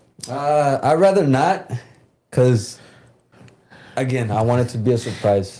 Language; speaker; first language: English; early bilingual, other home language; Spanish